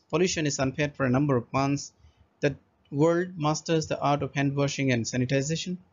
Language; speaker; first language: English; non-native, local second language; Assamese